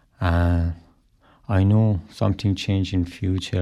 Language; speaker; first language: English; non-native, learner; Persian